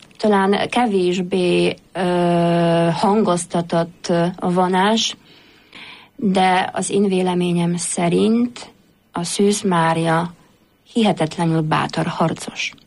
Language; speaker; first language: Hungarian; non-native, fluent; Polish